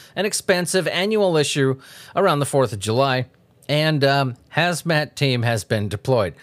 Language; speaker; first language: English; native; English